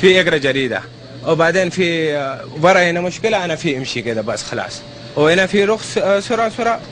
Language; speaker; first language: Arabic; non-native, learner; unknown